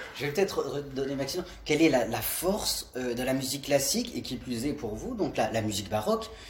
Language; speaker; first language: French; native; French